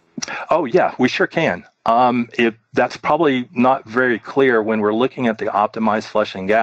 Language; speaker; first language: English; native; English